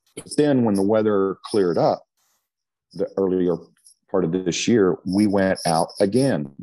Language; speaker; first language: English; native; English